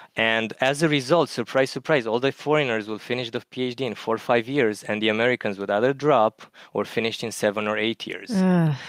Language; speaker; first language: English; non-native, fluent; Romanian